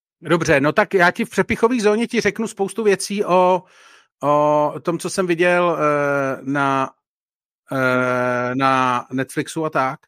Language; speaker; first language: Czech; native; Czech